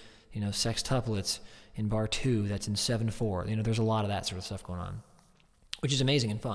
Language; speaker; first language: English; native; English